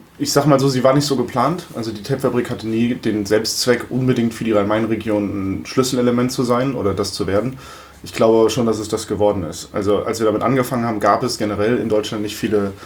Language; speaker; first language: German; native; German